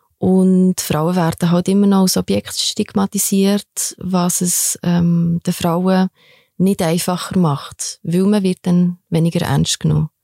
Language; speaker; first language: German; early bilingual, other home language; Albanian